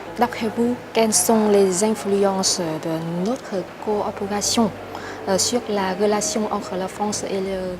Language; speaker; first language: French; non-native, fluent; Vietnamese